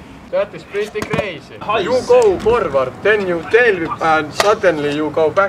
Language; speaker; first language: English; non-native, learner; Finnish